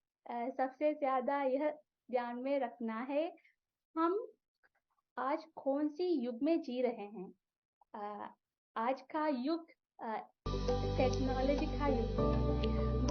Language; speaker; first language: Hindi; non-native, fluent; Sinhala